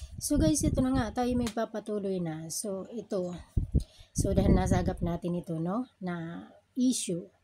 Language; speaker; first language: Filipino; native; Filipino